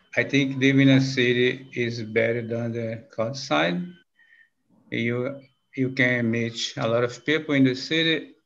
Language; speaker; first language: English; non-native, learner; Portuguese